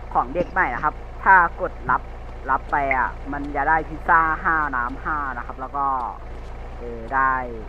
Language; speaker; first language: Thai; native; Thai